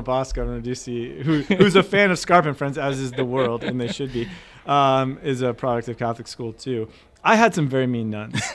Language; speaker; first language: English; native; English